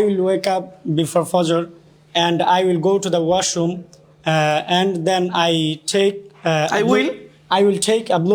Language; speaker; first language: English; non-native, learner; Bangla